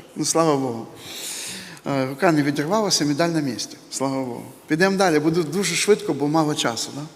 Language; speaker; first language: Ukrainian; native; Ukrainian